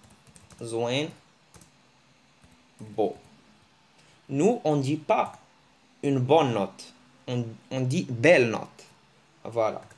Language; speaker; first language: French; early bilingual, other home language; Arabic